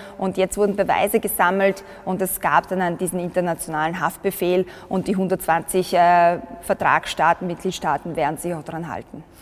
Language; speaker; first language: German; early bilingual, other home language; Bosnian